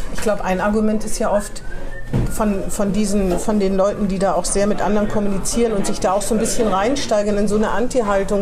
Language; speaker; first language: German; native; German